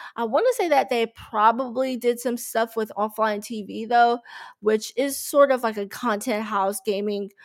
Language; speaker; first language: English; native; English